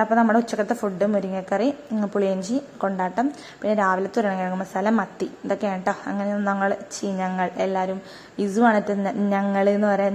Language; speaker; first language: Malayalam; native; Malayalam